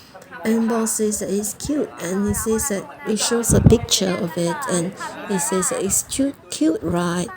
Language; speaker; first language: English; non-native, fluent; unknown